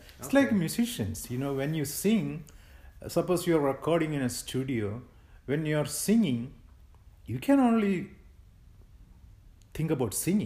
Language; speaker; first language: English; non-native, local second language; Malayalam